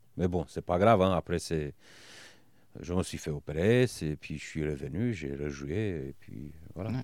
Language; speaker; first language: French; non-native, fluent; Romanian